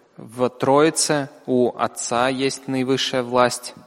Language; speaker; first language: Russian; native; Russian